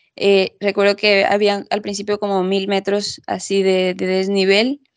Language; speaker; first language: Spanish; native; Spanish